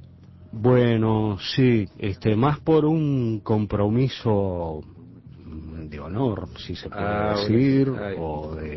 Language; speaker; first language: Spanish; native; Spanish